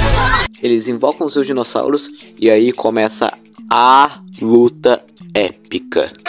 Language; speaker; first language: Portuguese; native; Portuguese